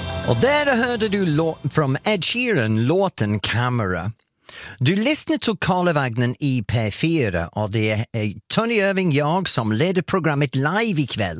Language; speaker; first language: Swedish; non-native, fluent; English